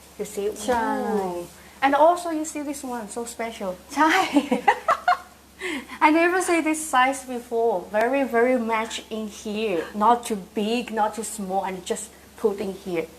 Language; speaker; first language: English; non-native, learner; Thai